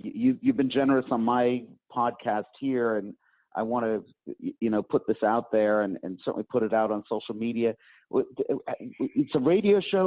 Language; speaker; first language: English; native; English